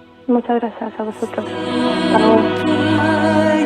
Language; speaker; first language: Spanish; non-native, fluent; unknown